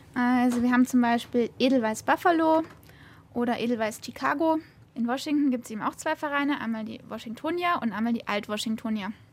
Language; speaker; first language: German; native; German